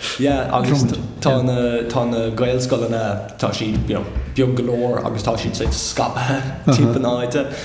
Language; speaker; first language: Irish; non-native, local second language; English